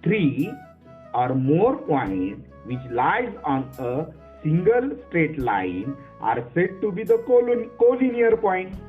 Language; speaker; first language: English; non-native, local second language; Marathi